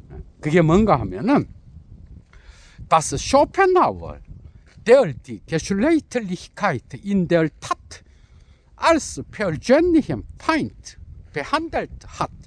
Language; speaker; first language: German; non-native, learner; Korean